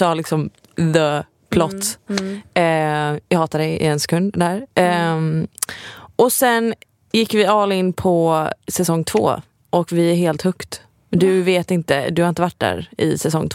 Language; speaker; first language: Swedish; native; Swedish